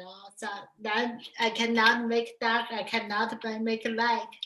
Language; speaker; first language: English; non-native, learner; Chinese